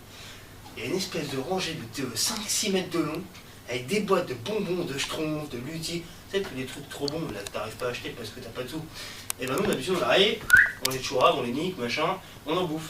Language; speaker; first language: French; native; French